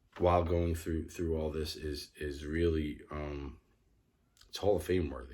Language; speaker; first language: English; native; English